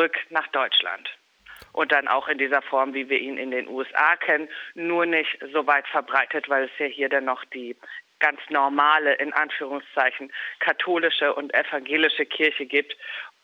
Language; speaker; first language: German; native; German